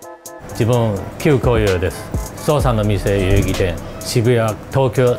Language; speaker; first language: Japanese; non-native, fluent; Chinese